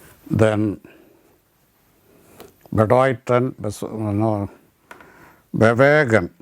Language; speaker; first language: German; non-native, learner; Malayalam